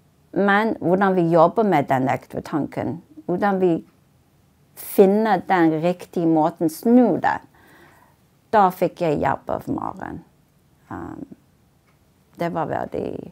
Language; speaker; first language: Norwegian; non-native, fluent; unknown